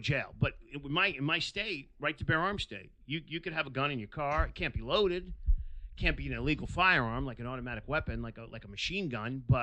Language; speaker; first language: English; native; English